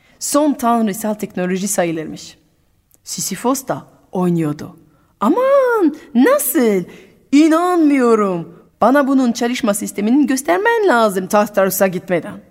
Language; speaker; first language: Turkish; non-native, fluent; French